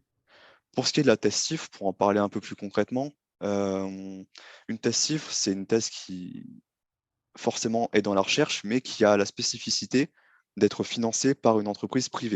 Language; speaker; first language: French; native; French